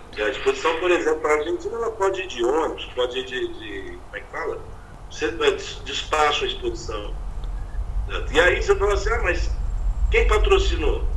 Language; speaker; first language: Portuguese; native; Portuguese